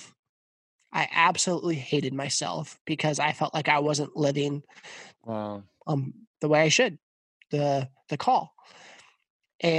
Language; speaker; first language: English; native; English